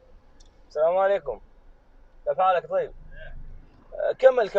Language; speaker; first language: Arabic; non-native, learner; Urdu